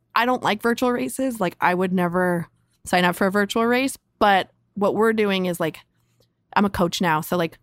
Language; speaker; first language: English; native; English